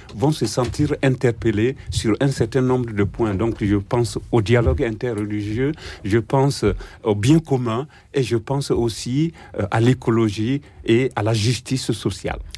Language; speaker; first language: French; non-native, local second language; Bambara